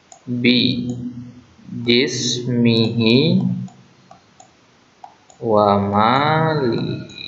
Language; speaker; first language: Arabic; non-native, fluent; Indonesian